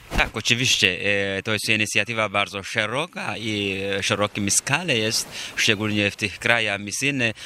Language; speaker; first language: Polish; non-native, fluent; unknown